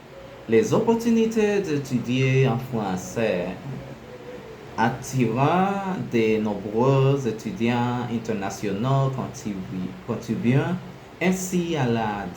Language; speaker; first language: French; non-native, learner; Spanish